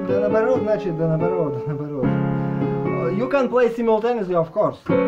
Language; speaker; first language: English; non-native, fluent; Russian